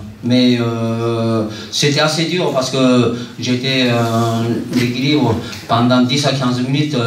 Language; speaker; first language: French; non-native, fluent; Japanese